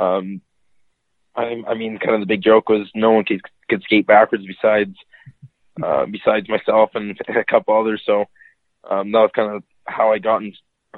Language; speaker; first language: English; native; English